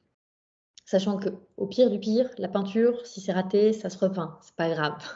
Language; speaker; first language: French; native; French